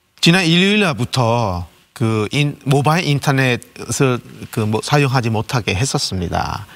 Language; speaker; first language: Korean; non-native, fluent; Burmese